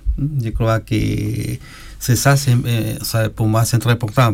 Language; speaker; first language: French; non-native, learner; Spanish